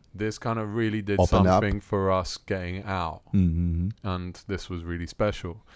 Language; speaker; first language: English; early bilingual, other home language; Italian